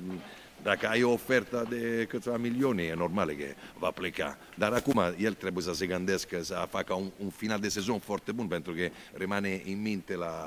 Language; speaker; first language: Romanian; non-native, learner; Italian